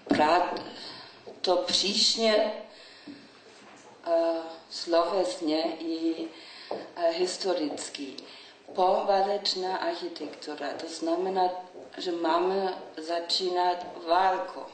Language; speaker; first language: Czech; non-native, learner; German